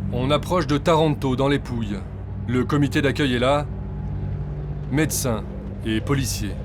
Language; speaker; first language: French; native; French